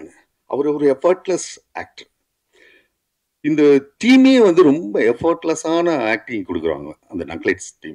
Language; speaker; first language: Tamil; native; Tamil